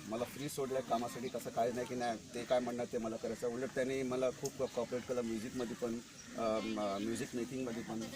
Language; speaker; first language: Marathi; non-native, local second language; Hindi